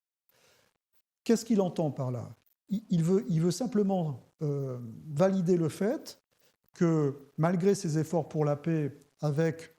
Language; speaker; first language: French; native; French